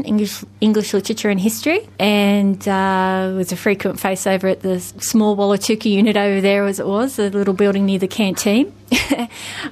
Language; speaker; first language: English; native; English